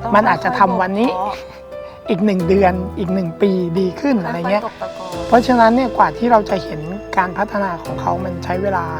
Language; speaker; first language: Thai; native; Thai